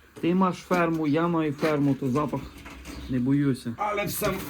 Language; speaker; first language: Polish; non-native, learner; Ukrainian